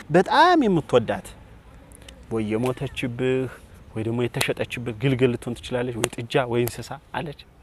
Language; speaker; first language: Amharic; native; Amharic